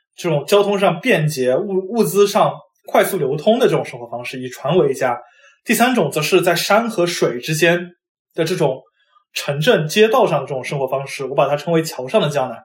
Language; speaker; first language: Chinese; non-native, local second language; Wu Chinese